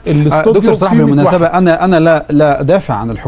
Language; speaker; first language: Arabic; native; Arabic